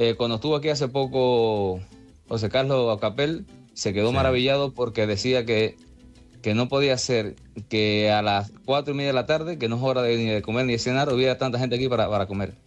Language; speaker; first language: Spanish; native; Spanish